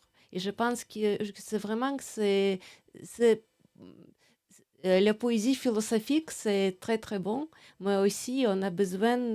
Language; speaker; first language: French; non-native, fluent; Russian